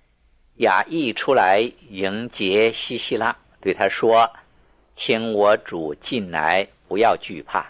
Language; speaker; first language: Chinese; native; Chinese